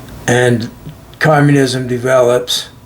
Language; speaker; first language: English; native; English